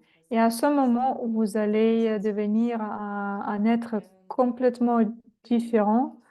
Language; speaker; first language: French; non-native, fluent; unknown